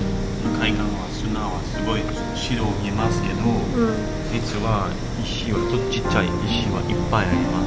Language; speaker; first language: Japanese; non-native, learner; French